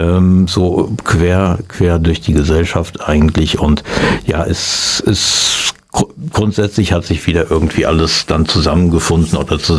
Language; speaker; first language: German; native; German